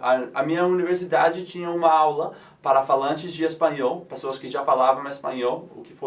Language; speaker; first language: Portuguese; non-native, fluent; English